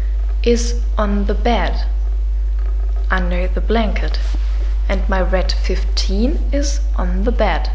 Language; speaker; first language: English; non-native, fluent; German